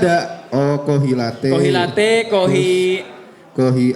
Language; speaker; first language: Indonesian; native; Indonesian